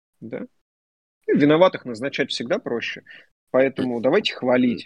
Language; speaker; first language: Russian; native; Russian